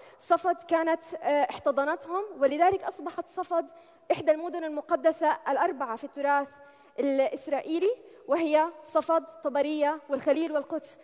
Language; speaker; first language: Arabic; native; Arabic